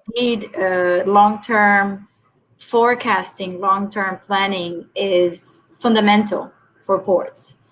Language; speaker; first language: English; non-native, fluent; Portuguese